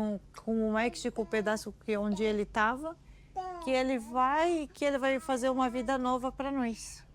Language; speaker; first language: Portuguese; non-native, learner; Arabic